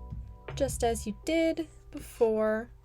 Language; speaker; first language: English; native; English